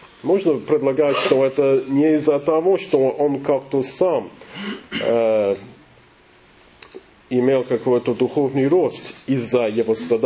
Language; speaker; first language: Russian; non-native, learner; English